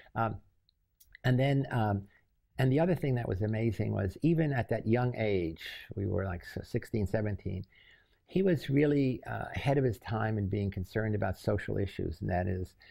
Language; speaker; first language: English; native; English